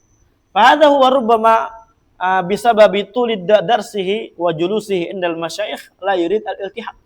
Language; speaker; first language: Arabic; non-native, fluent; Indonesian